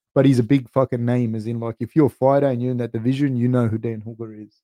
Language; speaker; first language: English; native; English